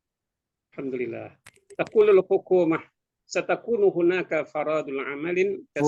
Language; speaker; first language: Arabic; non-native, learner; Indonesian